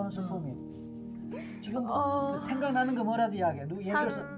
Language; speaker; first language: Korean; native; Korean